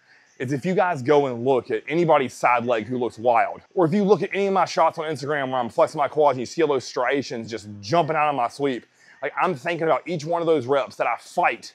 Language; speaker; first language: English; native; English